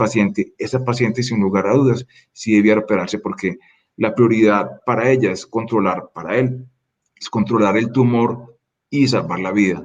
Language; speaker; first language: Spanish; native; Spanish